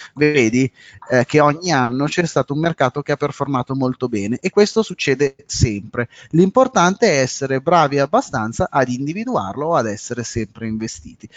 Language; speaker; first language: Italian; native; Italian